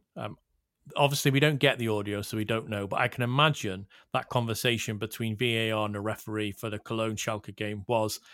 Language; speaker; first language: English; native; English